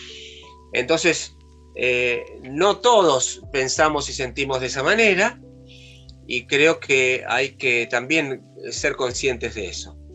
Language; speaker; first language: Spanish; native; Spanish